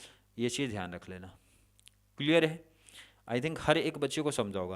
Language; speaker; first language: Hindi; native; Hindi